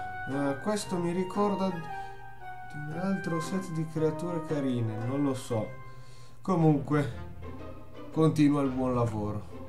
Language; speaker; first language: Italian; native; Italian